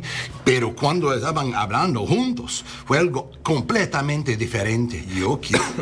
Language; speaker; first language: Spanish; early bilingual, heritage; Spanish